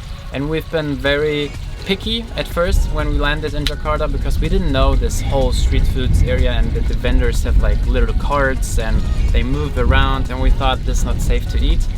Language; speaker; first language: English; non-native, fluent; German